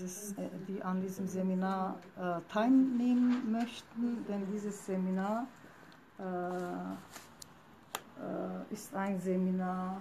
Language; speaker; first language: German; non-native, fluent; Turkish